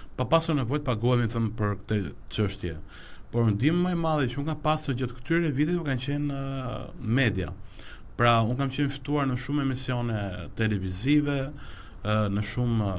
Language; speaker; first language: Albanian; non-native, local second language; Romany